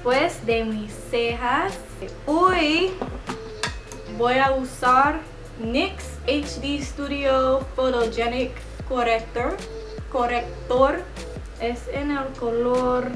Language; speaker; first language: Spanish; non-native, learner; English